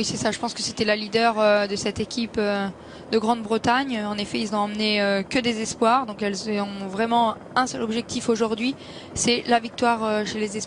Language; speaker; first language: French; native; French